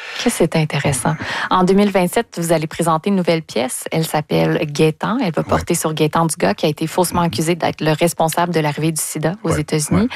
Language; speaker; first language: French; native; French